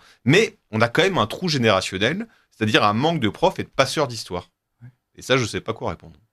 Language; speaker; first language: French; native; French